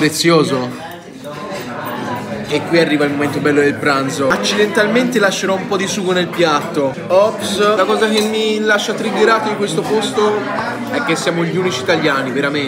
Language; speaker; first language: Italian; native; Italian